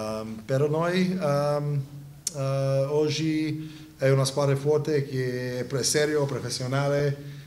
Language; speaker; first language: Italian; non-native, learner; English